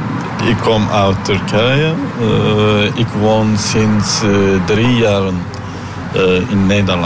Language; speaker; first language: Dutch; non-native, learner; Turkish